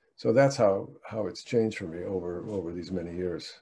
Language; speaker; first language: English; native; English